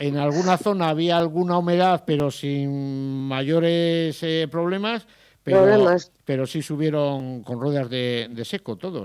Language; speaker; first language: Spanish; native; Spanish